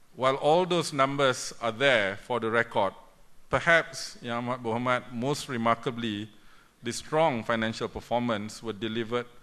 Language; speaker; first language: English; non-native, local second language; Malay